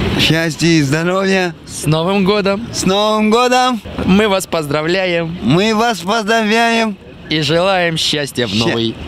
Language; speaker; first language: Russian; native; Russian